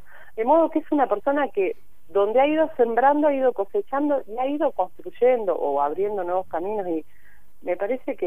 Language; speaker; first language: Spanish; native; Spanish